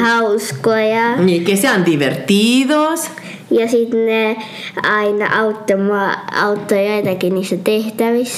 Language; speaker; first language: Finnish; non-native, fluent; Spanish